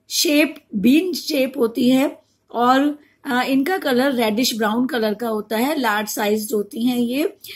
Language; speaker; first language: Hindi; native; Hindi